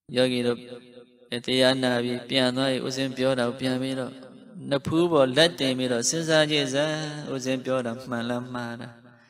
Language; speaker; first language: Burmese; non-native, local second language; Mon